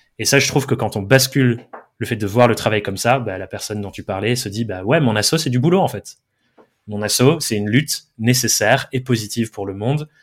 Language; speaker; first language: French; early bilingual, other home language; English